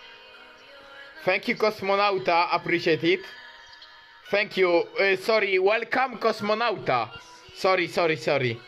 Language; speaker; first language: English; non-native, fluent; Polish